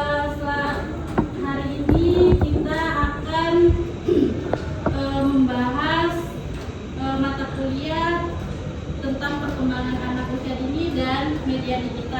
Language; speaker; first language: Indonesian; native; Indonesian